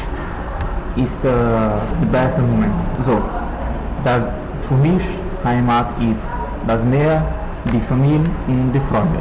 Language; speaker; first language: German; non-native, learner; Portuguese